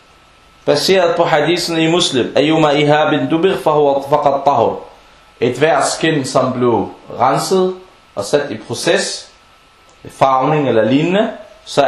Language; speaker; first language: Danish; non-native, local second language; Arabic